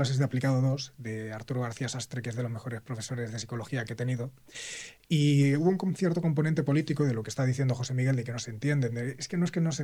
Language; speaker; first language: Spanish; native; Spanish